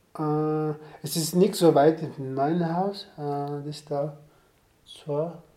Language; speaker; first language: German; non-native, learner; Sherpa